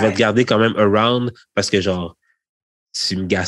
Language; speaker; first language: French; native; French